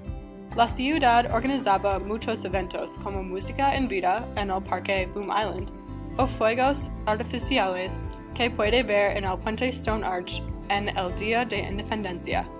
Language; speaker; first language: Spanish; non-native, learner; English